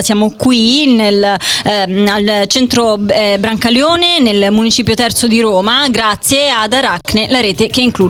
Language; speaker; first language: Italian; native; Italian